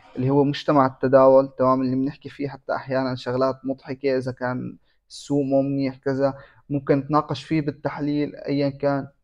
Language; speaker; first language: Arabic; native; Arabic